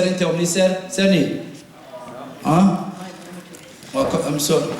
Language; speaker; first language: Swedish; non-native, fluent; Somali